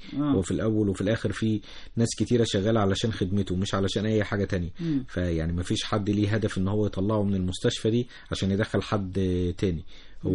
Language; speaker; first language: Arabic; native; Arabic